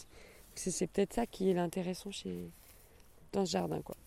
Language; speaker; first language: French; native; French